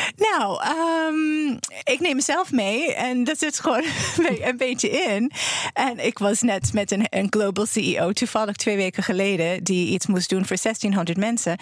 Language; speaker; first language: Dutch; non-native, fluent; English